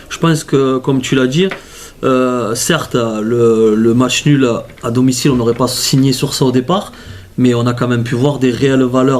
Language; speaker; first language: French; native; French